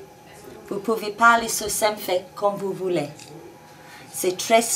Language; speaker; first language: French; non-native, fluent; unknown